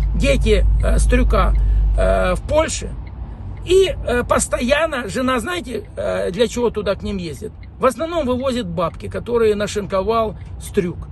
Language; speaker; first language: Russian; native; Russian